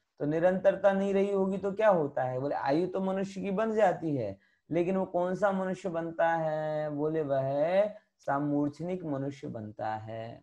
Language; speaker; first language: Hindi; native; Hindi